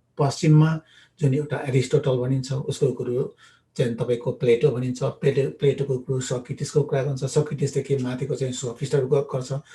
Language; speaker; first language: Nepali; non-native, local second language; Limbu